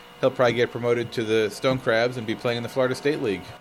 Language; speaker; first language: English; native; English